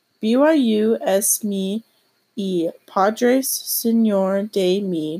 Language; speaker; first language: Spanish; non-native, learner; English